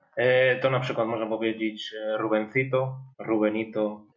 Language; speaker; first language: Polish; non-native, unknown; Spanish